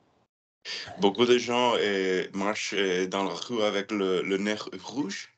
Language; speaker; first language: French; non-native, learner; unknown